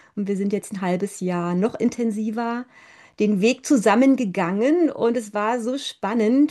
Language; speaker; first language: German; native; German